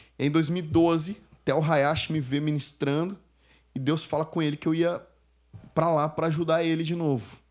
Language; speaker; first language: Portuguese; early bilingual, other home language; Spanish